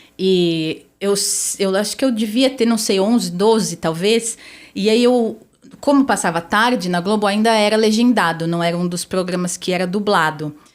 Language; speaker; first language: Portuguese; native; Portuguese